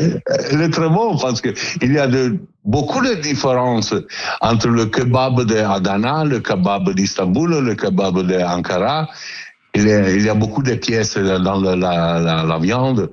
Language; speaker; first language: French; non-native, learner; Italian